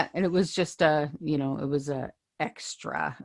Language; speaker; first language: English; native; English